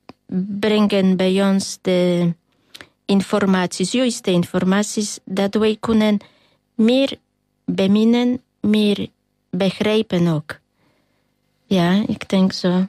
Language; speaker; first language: Dutch; non-native, learner; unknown